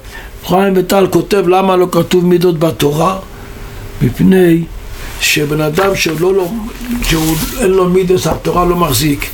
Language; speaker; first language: Hebrew; non-native, local second language; Yiddish